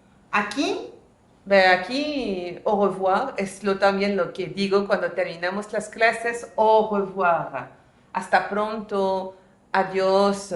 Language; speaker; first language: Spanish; non-native, fluent; French